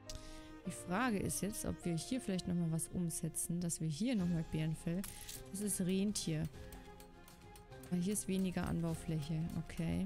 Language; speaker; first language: German; native; German